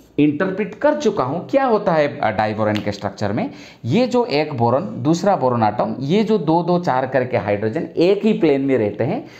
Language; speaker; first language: Hindi; non-native, local second language; Bangla